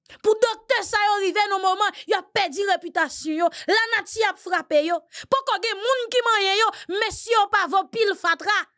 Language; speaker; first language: Haitian Creole; native; Haitian Creole